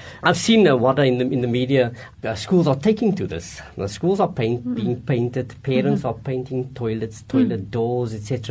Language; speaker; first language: English; non-native, local second language; Afrikaans